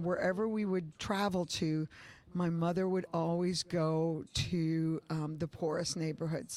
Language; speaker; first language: English; early bilingual, other home language; Spanish